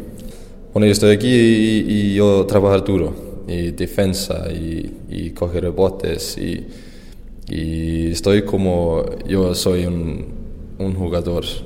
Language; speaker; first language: Spanish; non-native, learner; Icelandic